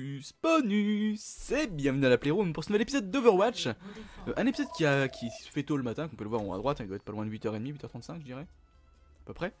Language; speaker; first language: French; native; French